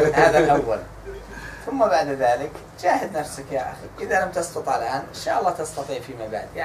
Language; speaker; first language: Arabic; native; Arabic